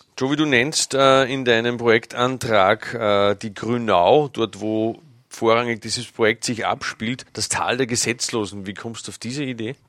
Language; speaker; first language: German; native; German